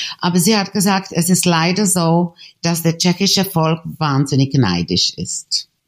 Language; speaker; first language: German; non-native, fluent; Czech